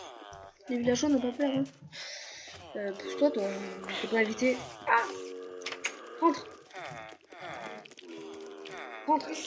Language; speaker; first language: French; native; French